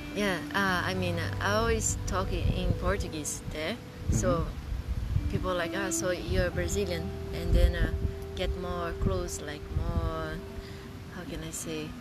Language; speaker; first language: English; non-native, learner; Portuguese